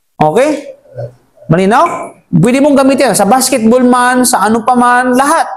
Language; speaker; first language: Filipino; native; Filipino